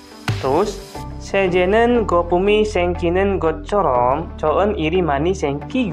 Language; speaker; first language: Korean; non-native, fluent; Indonesian